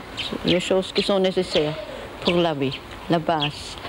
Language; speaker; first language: French; non-native, learner; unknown